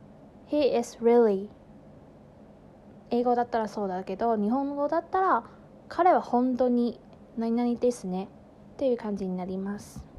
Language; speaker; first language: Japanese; non-native, fluent; Chinese